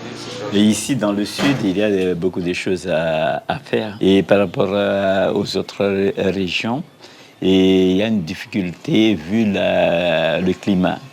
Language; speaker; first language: French; non-native, local second language; Malagasy